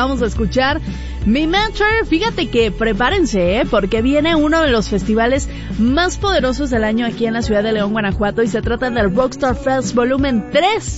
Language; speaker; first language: Spanish; native; Spanish